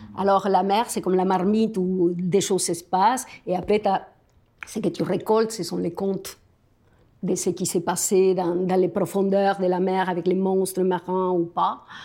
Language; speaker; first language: French; non-native, fluent; Spanish